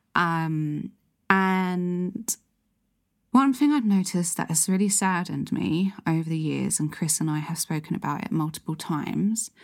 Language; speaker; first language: English; native; English